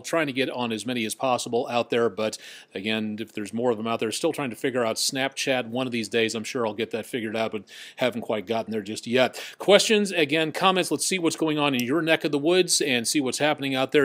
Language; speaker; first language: English; native; English